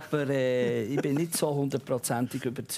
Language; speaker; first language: German; native; German